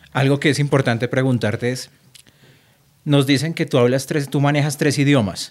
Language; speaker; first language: Spanish; native; Spanish